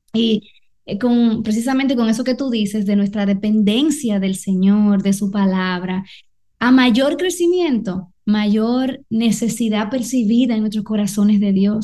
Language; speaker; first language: Spanish; native; Spanish